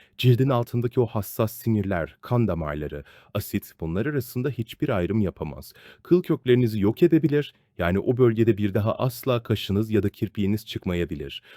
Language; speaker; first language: Turkish; native; Turkish